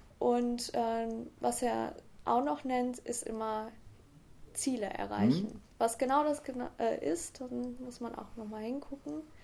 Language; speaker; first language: German; native; German